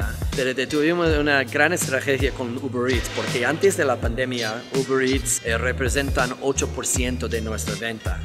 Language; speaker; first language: Spanish; non-native, fluent; English